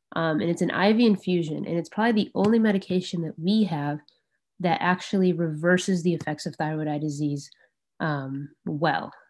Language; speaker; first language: English; native; English